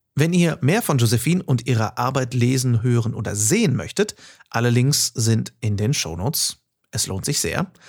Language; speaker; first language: German; native; German